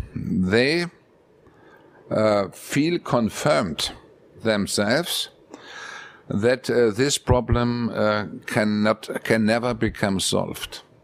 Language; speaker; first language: English; non-native, fluent; German